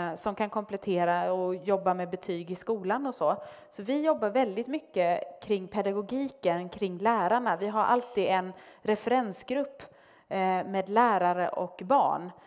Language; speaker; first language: Swedish; native; Swedish